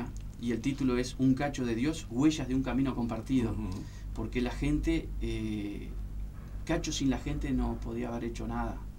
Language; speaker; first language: Spanish; native; Spanish